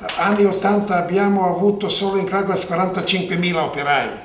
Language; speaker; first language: Italian; non-native, learner; Serbian